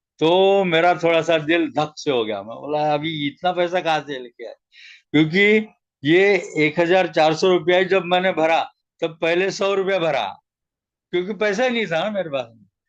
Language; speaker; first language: Hindi; non-native, local second language; Marathi